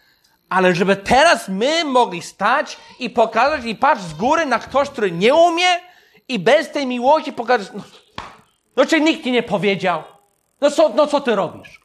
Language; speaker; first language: Polish; non-native, fluent; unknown